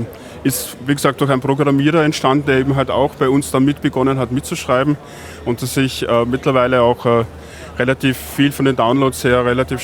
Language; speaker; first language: German; native; German